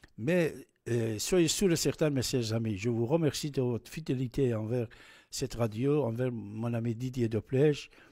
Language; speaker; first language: French; non-native, fluent; Persian